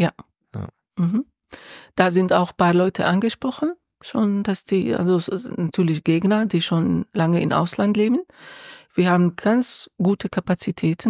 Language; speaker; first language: German; non-native, learner; Arabic